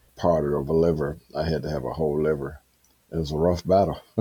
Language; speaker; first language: English; native; English